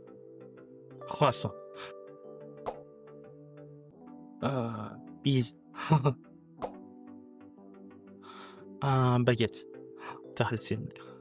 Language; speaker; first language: French; non-native, learner; Persian